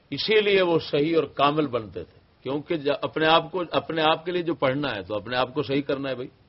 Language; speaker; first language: Urdu; non-native, local second language; Punjabi